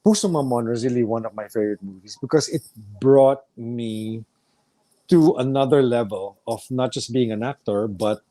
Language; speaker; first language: English; non-native, local second language; Filipino